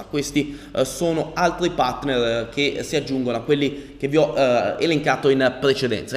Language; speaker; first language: Italian; native; Italian